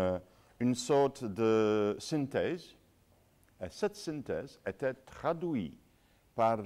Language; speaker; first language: French; non-native, fluent; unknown